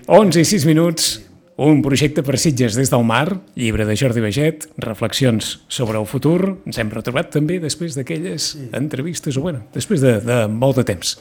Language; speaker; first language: Catalan; native; Catalan